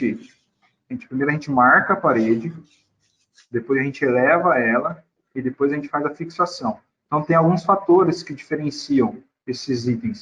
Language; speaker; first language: Portuguese; native; Portuguese